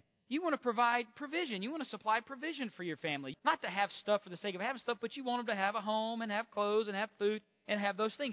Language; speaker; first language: English; native; English